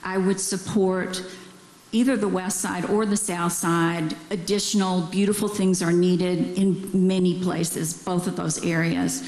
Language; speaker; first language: English; native; English